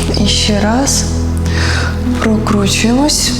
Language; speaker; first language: Ukrainian; native; Ukrainian